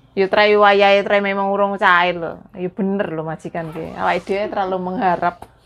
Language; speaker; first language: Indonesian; non-native, local second language; Javanese